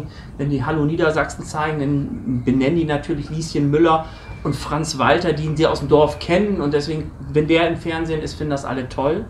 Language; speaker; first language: German; native; German